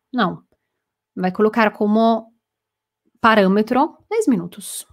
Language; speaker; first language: Portuguese; non-native, fluent; Italian